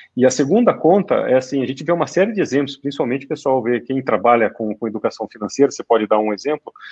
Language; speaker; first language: Portuguese; native; Portuguese